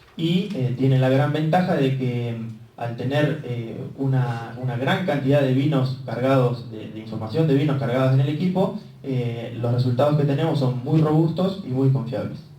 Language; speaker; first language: Spanish; native; Spanish